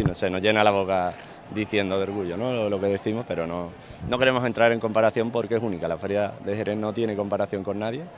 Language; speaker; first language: Spanish; non-native, fluent; English